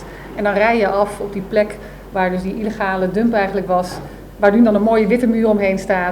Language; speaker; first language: Dutch; native; Dutch